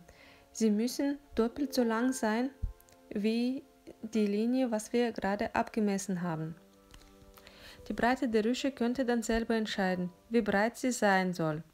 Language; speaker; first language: German; non-native, fluent; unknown